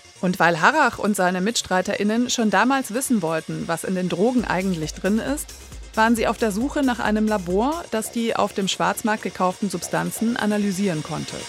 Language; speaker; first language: German; native; German